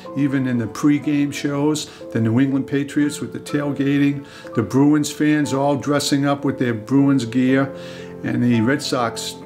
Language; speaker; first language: English; native; English